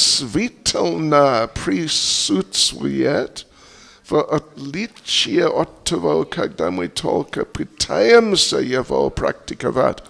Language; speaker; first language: Russian; non-native, fluent; English